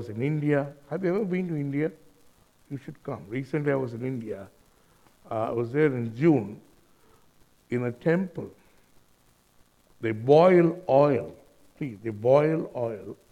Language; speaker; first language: English; non-native, local second language; Tamil